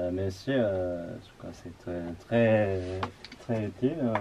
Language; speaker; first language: French; non-native, learner; Japanese